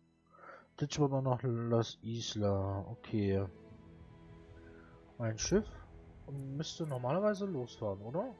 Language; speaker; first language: German; native; German